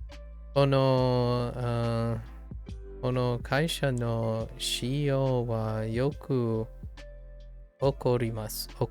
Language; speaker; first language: Japanese; non-native, learner; English